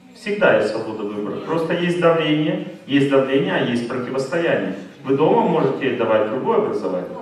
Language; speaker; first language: Russian; native; Russian